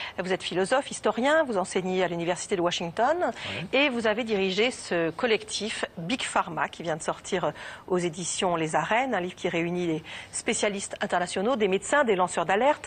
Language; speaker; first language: French; native; French